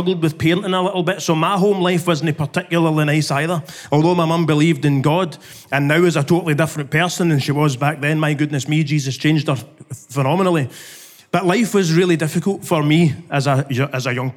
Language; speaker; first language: English; native; English